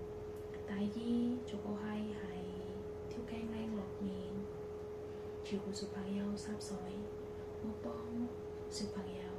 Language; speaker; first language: Cantonese; non-native, learner; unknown